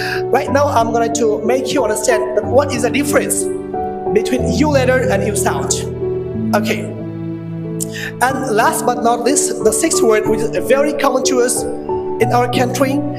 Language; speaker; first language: English; non-native, local second language; Bangla